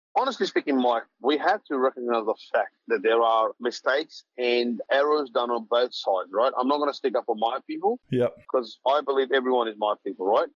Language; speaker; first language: English; non-native, local second language; Punjabi